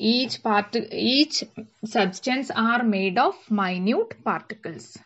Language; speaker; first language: English; non-native, local second language; Malayalam